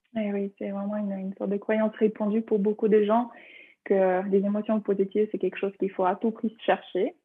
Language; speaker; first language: French; non-native, fluent; Ukrainian